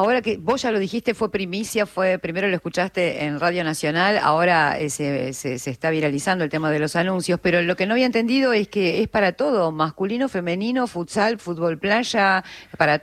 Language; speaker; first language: Spanish; native; Spanish